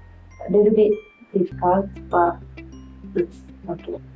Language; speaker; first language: English; non-native, learner; Japanese